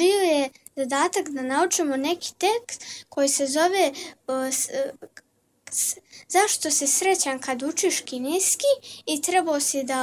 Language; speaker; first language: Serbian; early bilingual, heritage; Serbian